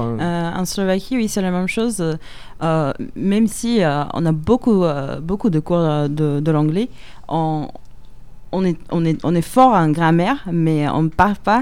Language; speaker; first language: French; non-native, fluent; Slovak